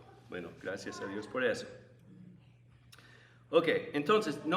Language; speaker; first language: Spanish; non-native, fluent; English